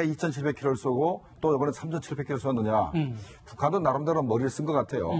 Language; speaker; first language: Korean; native; Korean